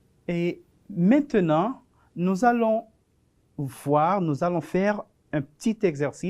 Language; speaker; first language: French; non-native, fluent; Spanish